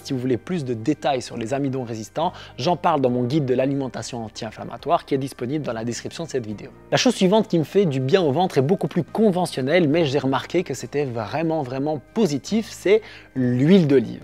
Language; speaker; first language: French; native; French